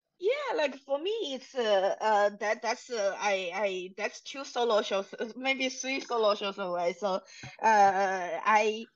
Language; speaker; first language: English; non-native, fluent; Chinese